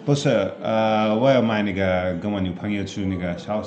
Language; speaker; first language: Chinese; non-native, learner; Hindi